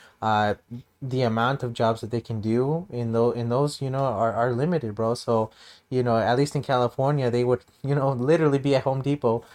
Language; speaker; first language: English; early bilingual, other home language; Spanish